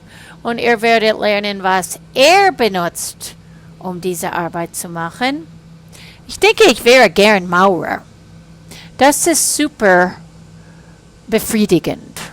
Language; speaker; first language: German; non-native, fluent; English